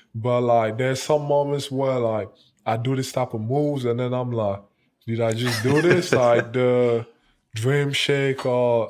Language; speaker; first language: English; non-native, local second language; French